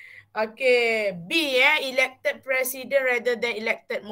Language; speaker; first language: English; non-native, fluent; Malay